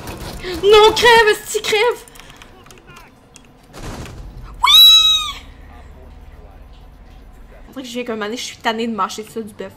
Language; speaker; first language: French; native; French